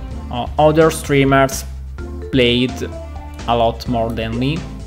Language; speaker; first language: English; non-native, fluent; Italian